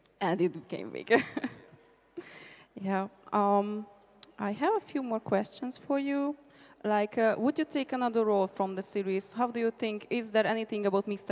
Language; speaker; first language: English; non-native, fluent; Hungarian